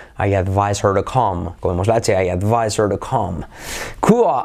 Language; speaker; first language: English; non-native, fluent; Spanish